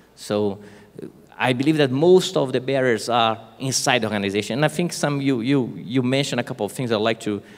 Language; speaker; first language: English; non-native, fluent; Portuguese